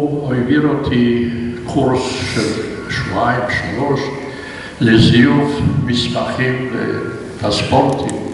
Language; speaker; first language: Hebrew; non-native, fluent; Polish